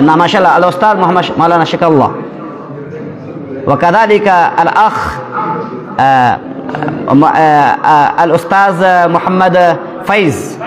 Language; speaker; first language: Arabic; non-native, fluent; Urdu